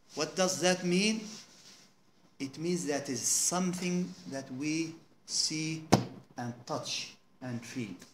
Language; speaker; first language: English; non-native, fluent; Arabic